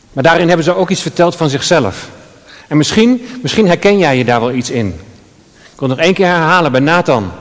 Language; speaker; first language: Dutch; native; Dutch